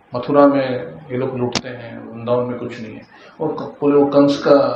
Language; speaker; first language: Hindi; non-native, local second language; Marathi